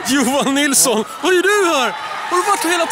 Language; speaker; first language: Swedish; native; Swedish